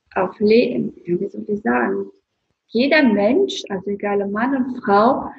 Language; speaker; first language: German; non-native, fluent; Russian